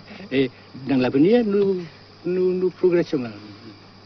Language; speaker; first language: French; non-native, fluent; Vietnamese